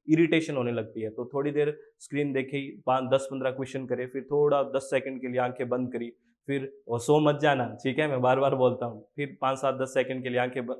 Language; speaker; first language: Hindi; native; Hindi